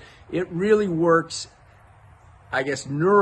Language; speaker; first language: English; native; English